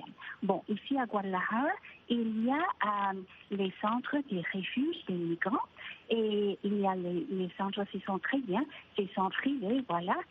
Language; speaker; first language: French; non-native, fluent; Spanish